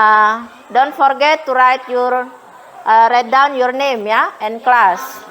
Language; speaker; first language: English; non-native, fluent; Indonesian